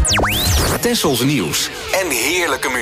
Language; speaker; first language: Dutch; native; Dutch